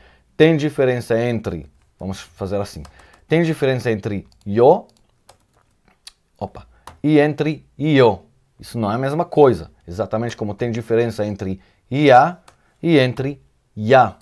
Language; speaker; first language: Portuguese; non-native, fluent; Hebrew